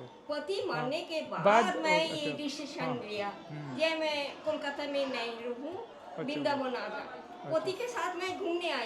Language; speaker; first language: Hindi; non-native, local second language; Bangla